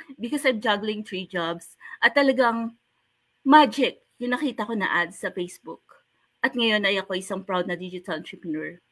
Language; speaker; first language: Filipino; native; Filipino